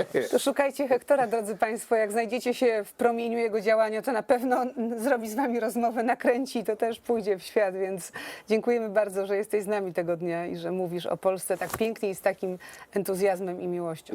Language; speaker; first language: Polish; native; Polish